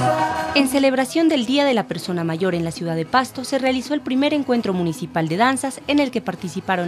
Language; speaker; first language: Spanish; native; Spanish